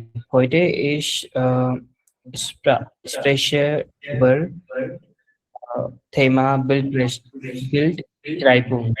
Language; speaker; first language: German; non-native, learner; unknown